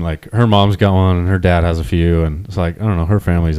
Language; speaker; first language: English; native; English